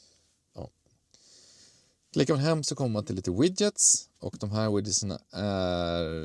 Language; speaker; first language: Swedish; native; Swedish